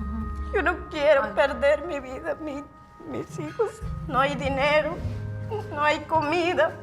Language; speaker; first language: Spanish; non-native, local second language; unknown